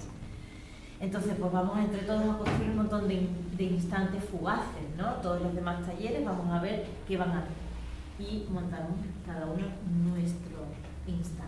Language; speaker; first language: Spanish; native; Spanish